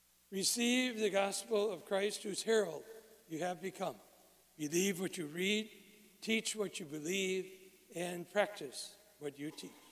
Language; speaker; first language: English; native; English